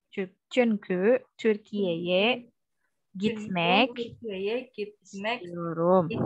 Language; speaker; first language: Turkish; non-native, learner; Indonesian